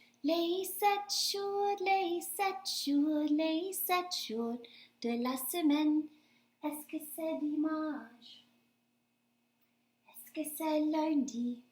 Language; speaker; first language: French; non-native, fluent; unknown